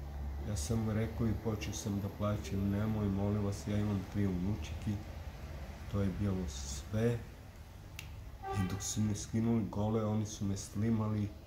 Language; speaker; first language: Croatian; non-native, local second language; Romany